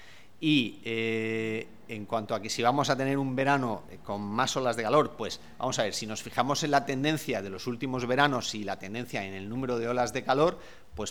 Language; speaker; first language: Spanish; native; Spanish